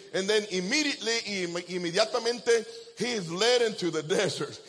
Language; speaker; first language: English; early bilingual, other home language; Spanish